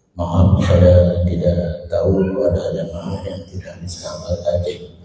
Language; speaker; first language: Malay; non-native, local second language; Achinese